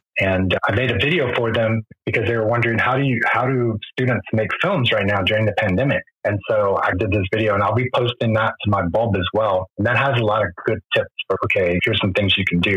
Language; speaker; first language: English; non-native, fluent; Spanish